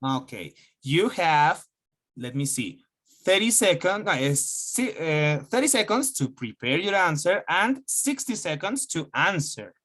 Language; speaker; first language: English; non-native, fluent; Spanish